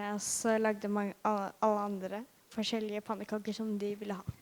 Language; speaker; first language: Norwegian; early bilingual, other home language; English